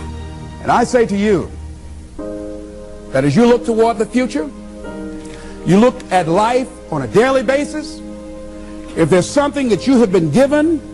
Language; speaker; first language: English; native; English